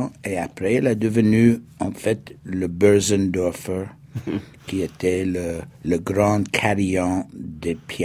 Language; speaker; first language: French; non-native, fluent; English